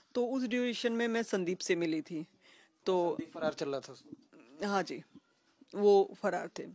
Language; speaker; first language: Hindi; native; Hindi